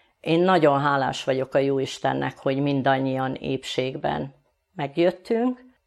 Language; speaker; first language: Hungarian; native; Hungarian